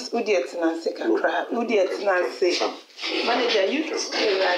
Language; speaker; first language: English; non-native, local second language; Akan